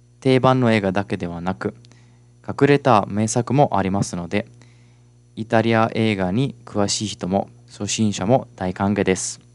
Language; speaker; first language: Japanese; non-native, fluent; Italian